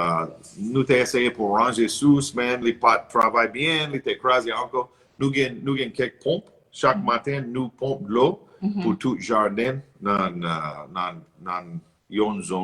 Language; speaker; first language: Haitian Creole; non-native, learner; English